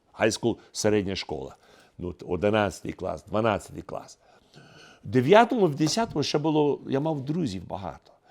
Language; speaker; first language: Ukrainian; early bilingual, heritage; Ukrainian